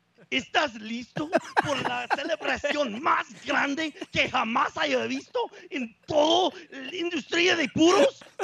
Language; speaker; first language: Spanish; non-native, learner; English